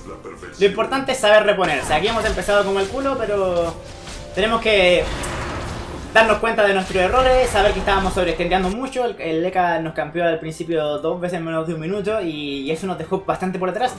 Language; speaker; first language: Spanish; native; Spanish